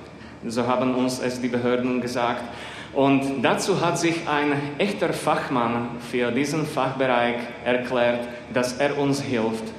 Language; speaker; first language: German; non-native, fluent; Slovak